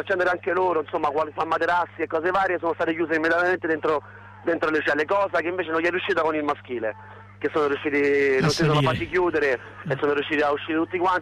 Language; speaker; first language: Italian; native; Italian